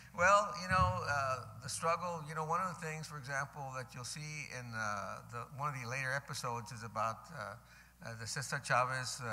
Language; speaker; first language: English; early bilingual, other home language; Spanish